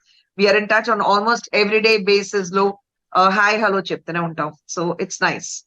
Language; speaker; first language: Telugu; non-native, fluent; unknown